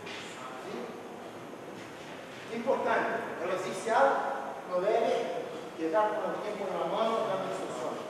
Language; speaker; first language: Spanish; non-native, fluent; Portuguese